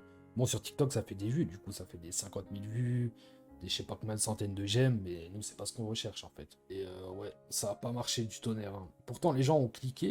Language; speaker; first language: French; native; French